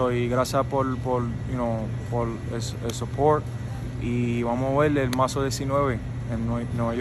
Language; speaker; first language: Spanish; early bilingual, heritage; Spanish